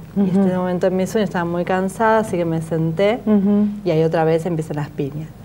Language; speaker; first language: Spanish; native; Spanish